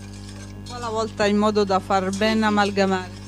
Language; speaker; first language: Italian; native; Italian